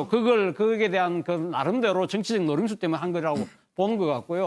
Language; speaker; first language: Korean; native; Korean